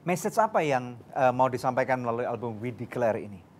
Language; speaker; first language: Indonesian; native; Indonesian